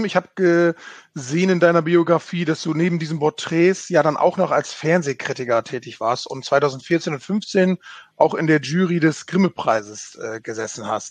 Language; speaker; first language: German; native; German